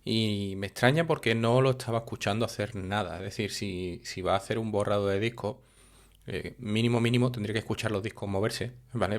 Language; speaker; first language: Spanish; native; Spanish